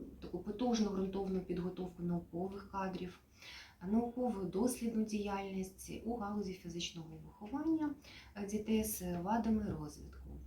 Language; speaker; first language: Ukrainian; native; Ukrainian